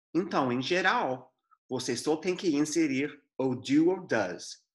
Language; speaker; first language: Portuguese; non-native, fluent; English